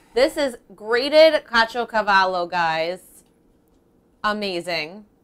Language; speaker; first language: English; early bilingual, other home language; Italian